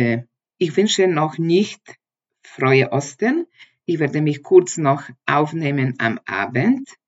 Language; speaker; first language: German; non-native, learner; Polish